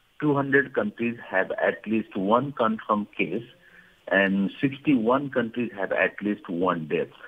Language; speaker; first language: English; non-native, fluent; Nepali